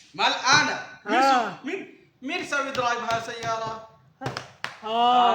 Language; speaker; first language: Arabic; non-native, learner; Bangla